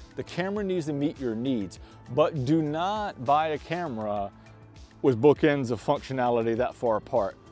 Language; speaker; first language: English; native; English